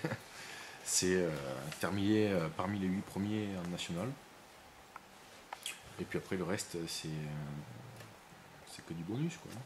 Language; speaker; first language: French; native; French